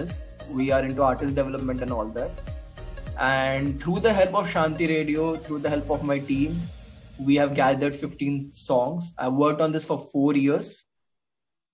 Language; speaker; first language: English; non-native, local second language; Hindi